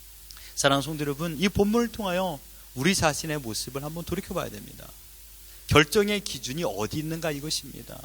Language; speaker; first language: Korean; native; Korean